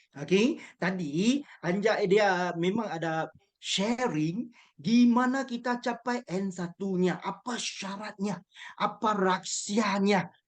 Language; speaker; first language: Malay; non-native, local second language; Chinese